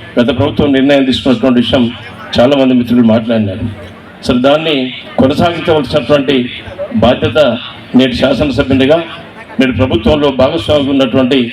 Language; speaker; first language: Telugu; native; Telugu